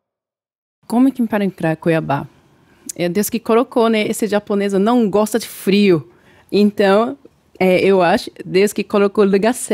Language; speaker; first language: Portuguese; non-native, learner; Japanese